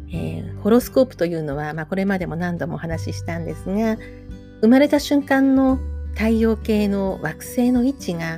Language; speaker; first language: Japanese; native; Japanese